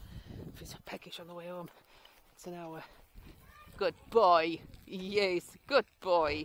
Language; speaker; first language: English; native; English